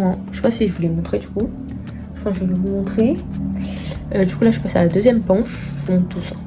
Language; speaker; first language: French; native; French